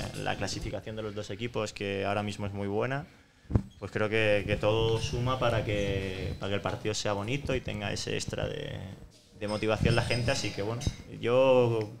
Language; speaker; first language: Spanish; native; Spanish